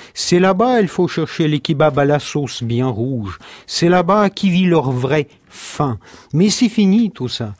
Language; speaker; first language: French; non-native, fluent; Russian